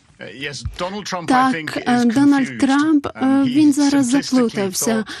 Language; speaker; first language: Ukrainian; non-native, fluent; English